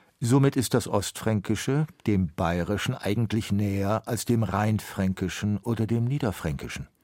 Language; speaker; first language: German; native; German